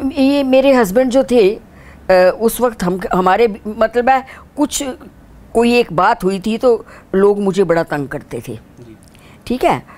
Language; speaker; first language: Hindi; non-native, local second language; Dogri